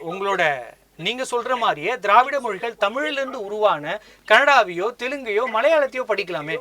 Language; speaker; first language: Tamil; native; Tamil